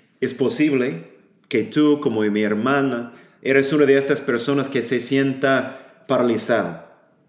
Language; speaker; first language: Spanish; non-native, fluent; English